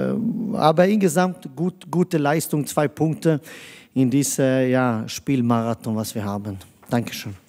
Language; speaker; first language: German; non-native, fluent; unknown